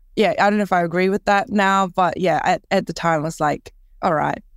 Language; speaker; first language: English; early bilingual, other home language; Korean